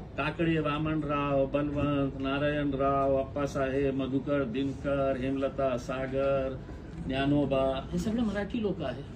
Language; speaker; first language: Marathi; non-native, local second language; Urdu